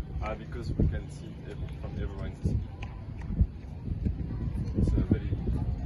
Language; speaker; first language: English; non-native, learner; French